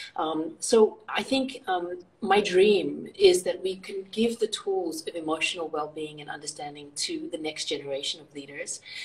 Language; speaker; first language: English; early bilingual, other home language; Indonesian